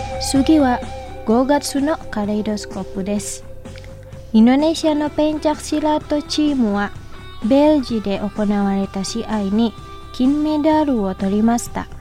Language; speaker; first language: Japanese; non-native, fluent; Indonesian